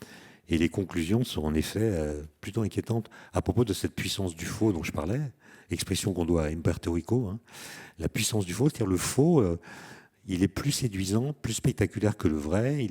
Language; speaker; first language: French; native; French